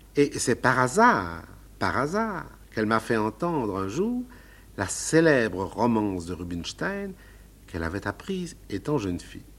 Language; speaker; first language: French; native; French